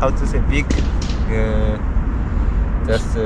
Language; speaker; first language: English; non-native, learner; Japanese